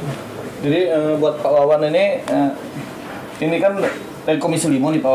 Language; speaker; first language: Malay; native; Malay